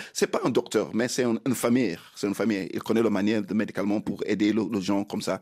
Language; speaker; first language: French; non-native, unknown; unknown